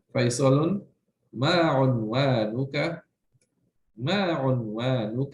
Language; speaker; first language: Arabic; non-native, fluent; English